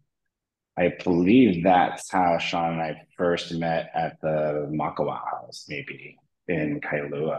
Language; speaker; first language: English; native; English